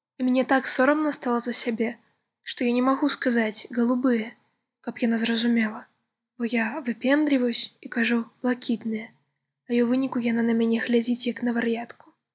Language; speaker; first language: Belarusian; non-native, local second language; Russian